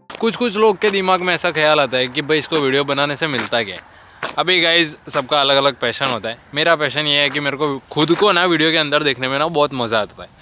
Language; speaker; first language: Hindi; non-native, local second language; Gujarati